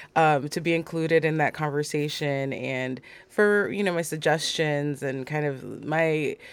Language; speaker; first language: English; non-native, fluent; Spanish